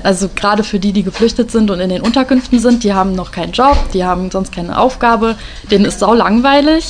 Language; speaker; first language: German; native; German